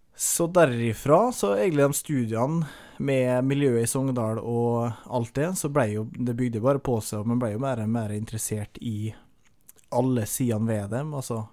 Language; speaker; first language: Norwegian; native; Norwegian